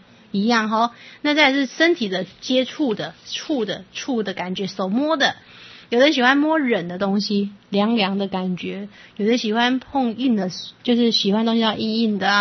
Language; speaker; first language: Chinese; native; Chinese